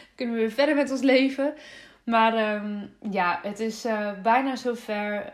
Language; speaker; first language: Dutch; native; Dutch